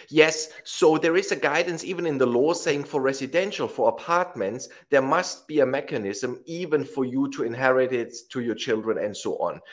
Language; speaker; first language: English; non-native, fluent; German